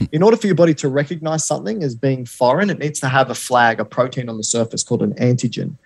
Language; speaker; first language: English; native; English